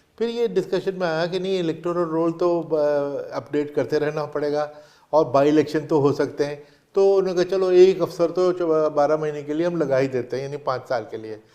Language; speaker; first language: Hindi; native; Hindi